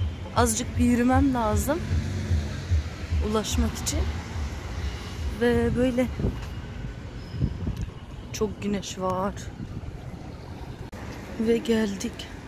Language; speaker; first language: Turkish; early bilingual, other home language; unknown